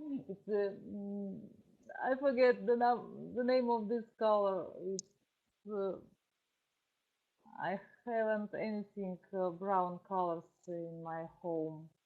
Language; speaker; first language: English; non-native, learner; Russian